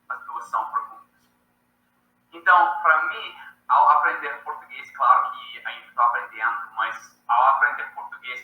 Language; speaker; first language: Portuguese; non-native, fluent; English